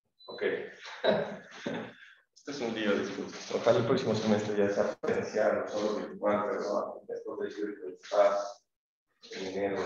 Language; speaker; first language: Spanish; native; Spanish